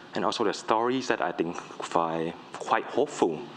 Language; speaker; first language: English; non-native, fluent; Thai